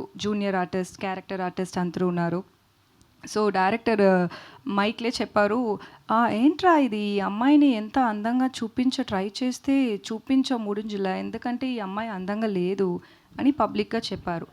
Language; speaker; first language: Telugu; non-native, learner; Tamil